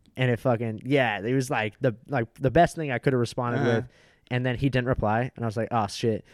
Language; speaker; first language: English; native; English